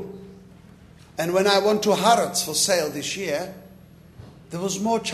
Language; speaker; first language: English; non-native, fluent; Czech